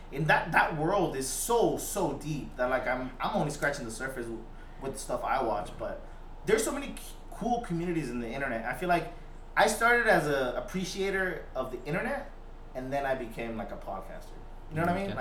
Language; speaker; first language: English; early bilingual, other home language; Spanish